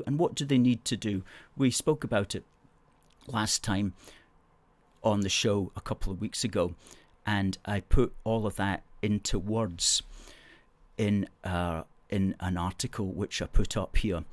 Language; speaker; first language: English; native; English